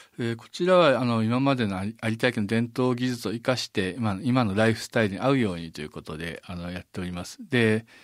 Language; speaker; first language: Japanese; native; Japanese